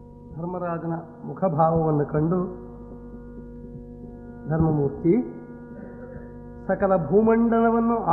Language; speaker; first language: Kannada; native; Kannada